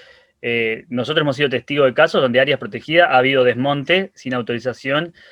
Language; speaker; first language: Spanish; native; Spanish